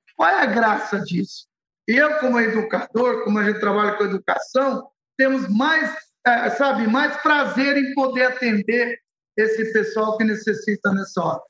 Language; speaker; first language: Portuguese; early bilingual, other home language; Arabic